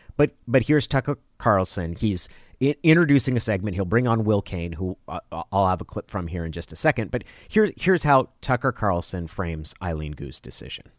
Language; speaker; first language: English; early bilingual, other home language; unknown